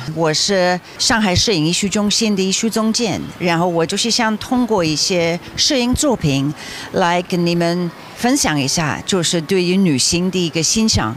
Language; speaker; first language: Chinese; non-native, fluent; English